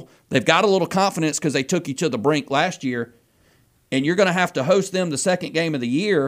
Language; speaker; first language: English; native; English